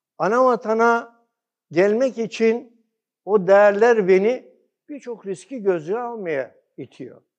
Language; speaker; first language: Turkish; early bilingual, heritage; Turkish